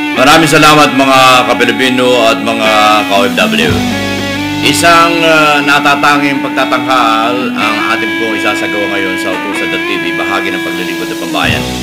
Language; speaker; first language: Filipino; native; Filipino